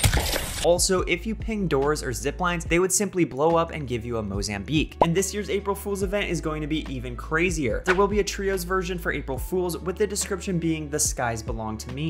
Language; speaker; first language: English; native; English